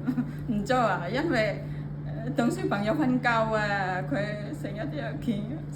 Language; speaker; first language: Cantonese; non-native, learner; Indonesian